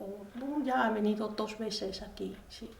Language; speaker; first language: Spanish; non-native, learner; Chinese